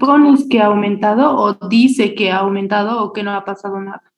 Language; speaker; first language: Spanish; native; Spanish